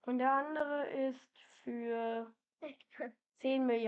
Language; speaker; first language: German; native; German